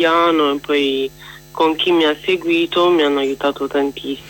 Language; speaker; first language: Italian; non-native, fluent; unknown